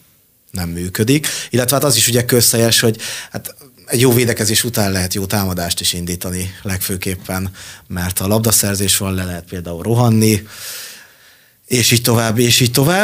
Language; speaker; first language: Hungarian; native; Hungarian